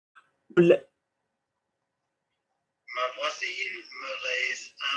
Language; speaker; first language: French; non-native, learner; English